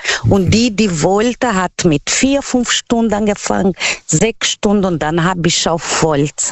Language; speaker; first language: German; non-native, learner; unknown